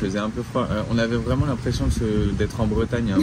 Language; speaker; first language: French; native; French